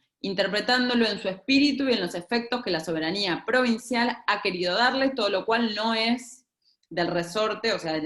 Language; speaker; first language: Spanish; native; Spanish